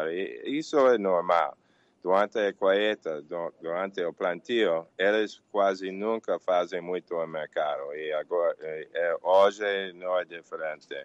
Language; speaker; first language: Portuguese; non-native, learner; English